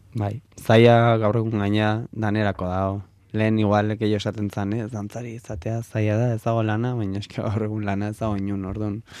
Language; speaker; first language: Basque; native; Basque